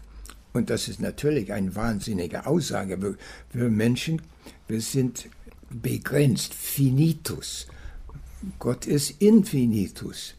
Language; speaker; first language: German; non-native, fluent; English